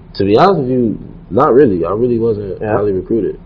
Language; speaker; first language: English; native; English